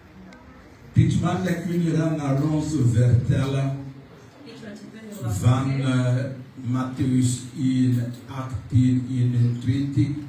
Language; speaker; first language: Dutch; non-native, learner; French